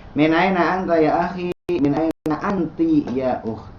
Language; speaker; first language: Arabic; non-native, fluent; Indonesian